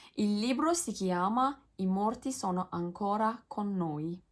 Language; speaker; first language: Italian; non-native, learner; Turkish